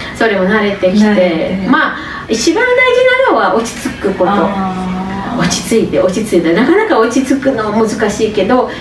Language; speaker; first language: Japanese; non-native, fluent; Indonesian